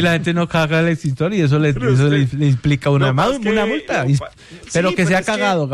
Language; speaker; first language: Spanish; native; Spanish